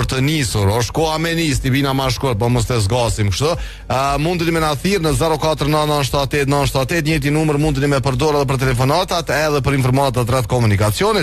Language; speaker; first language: Albanian; native; Albanian